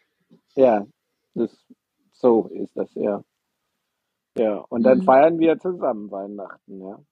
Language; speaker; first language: German; non-native, fluent; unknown